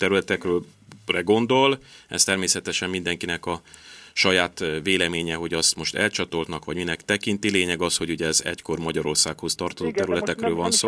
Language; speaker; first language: Hungarian; native; Hungarian